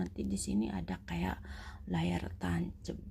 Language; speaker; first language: Indonesian; native; Indonesian